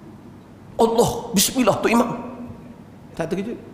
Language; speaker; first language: Malay; native; Malay